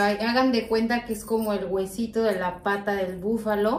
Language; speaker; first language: Spanish; native; Spanish